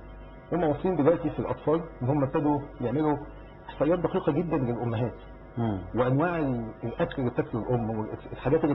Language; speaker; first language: Arabic; native; Arabic